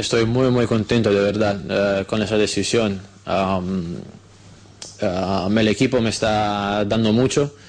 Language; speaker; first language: Spanish; non-native, fluent; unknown